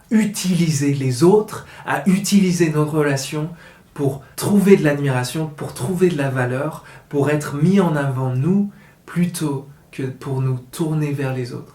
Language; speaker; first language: French; native; French